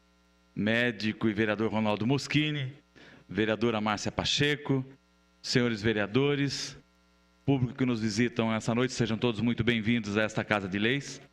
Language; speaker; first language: Portuguese; native; Portuguese